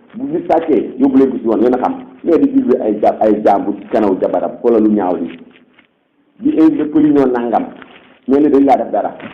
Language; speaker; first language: Wolof; non-native, local second language; Fula